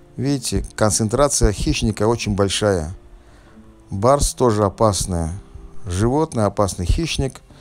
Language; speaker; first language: Russian; non-native, local second language; Tajik